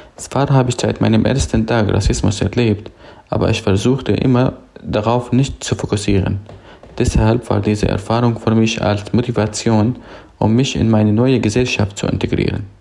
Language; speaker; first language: German; non-native, fluent; Arabic